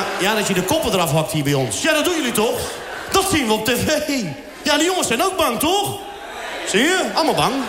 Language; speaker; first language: Dutch; early bilingual, other home language; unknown